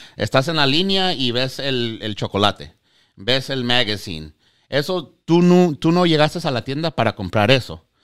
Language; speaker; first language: Spanish; native; Spanish